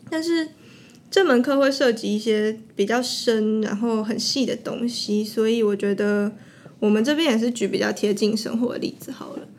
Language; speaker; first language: Chinese; native; Chinese